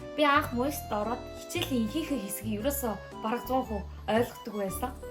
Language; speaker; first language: Mongolian; non-native, fluent; Korean